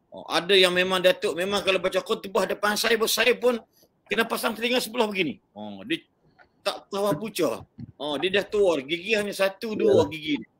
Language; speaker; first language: Malay; native; Malay